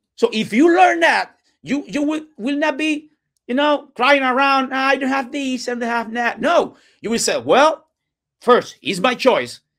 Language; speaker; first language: English; non-native, learner; Spanish